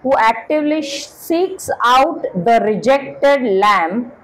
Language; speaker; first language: English; non-native, local second language; Marathi